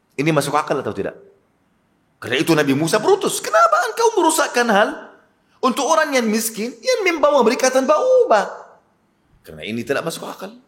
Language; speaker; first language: Malay; non-native, fluent; Arabic